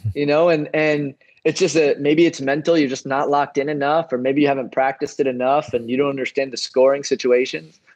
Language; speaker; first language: English; native; English